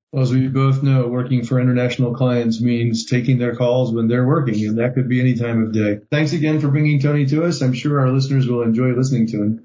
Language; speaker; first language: English; native; English